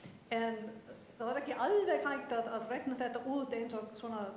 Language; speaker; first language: Icelandic; non-native, fluent; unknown